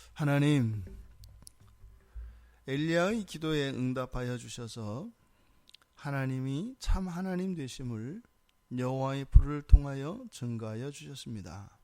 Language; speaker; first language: Korean; native; Korean